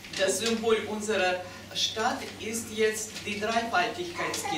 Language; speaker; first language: German; non-native, fluent; Russian